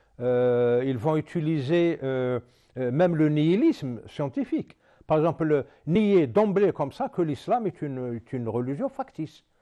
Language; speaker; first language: French; non-native, local second language; Arabic